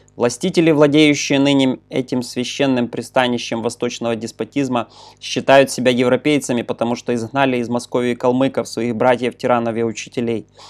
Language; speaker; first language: Russian; non-native, local second language; Ukrainian